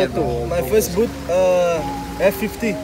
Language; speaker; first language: English; non-native, learner; Portuguese